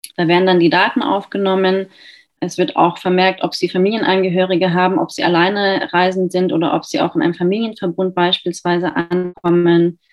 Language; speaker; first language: German; native; German